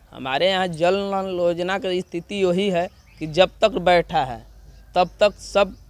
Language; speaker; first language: Hindi; non-native, local second language; Bhojpuri